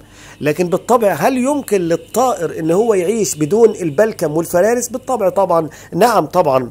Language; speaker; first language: Arabic; native; Arabic